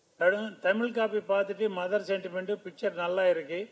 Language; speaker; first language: Tamil; non-native, learner; Telugu